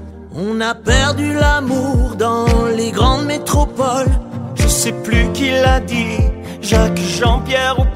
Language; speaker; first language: French; native; French